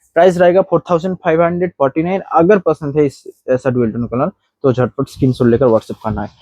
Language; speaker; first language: Hindi; non-native, local second language; Bangla